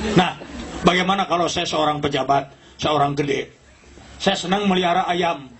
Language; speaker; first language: Indonesian; non-native, local second language; Sundanese